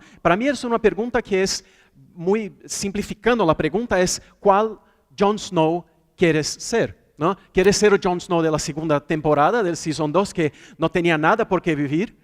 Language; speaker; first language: Spanish; non-native, fluent; Portuguese